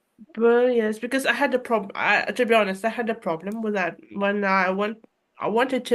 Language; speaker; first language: English; non-native, fluent; Russian